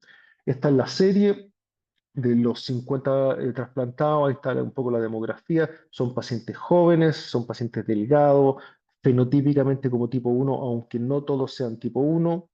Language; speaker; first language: Spanish; native; Spanish